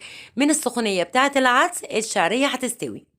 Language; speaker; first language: Arabic; native; Arabic